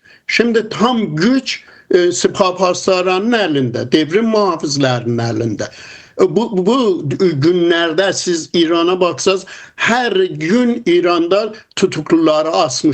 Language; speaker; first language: Turkish; non-native, fluent; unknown